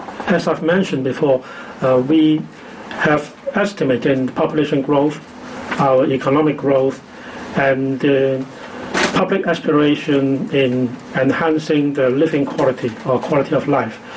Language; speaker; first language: English; non-native, local second language; Cantonese